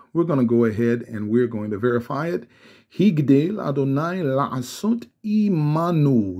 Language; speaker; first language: English; native; English